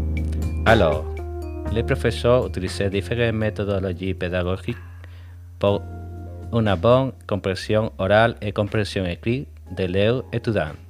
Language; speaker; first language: French; non-native, learner; Spanish